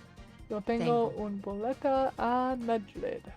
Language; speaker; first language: Spanish; non-native, learner; English